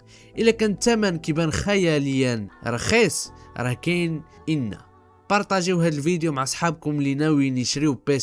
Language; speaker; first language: Arabic; native; Arabic